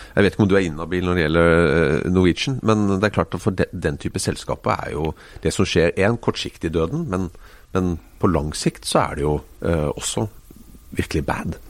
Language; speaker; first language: Norwegian; native; Norwegian